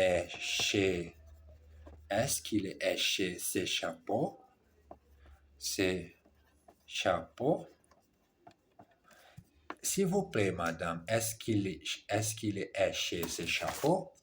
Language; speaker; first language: French; non-native, learner; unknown